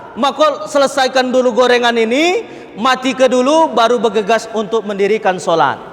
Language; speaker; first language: Malay; native; Malay